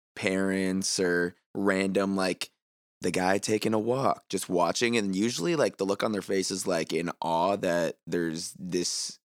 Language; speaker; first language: English; native; English